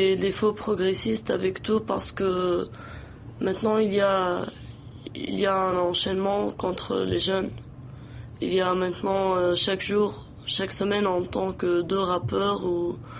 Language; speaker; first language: French; non-native, local second language; Arabic